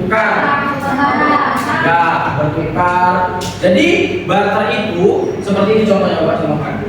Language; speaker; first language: Indonesian; native; Indonesian